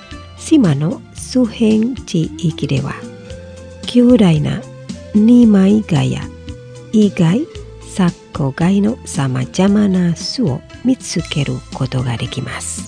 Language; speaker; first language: Japanese; non-native, fluent; Indonesian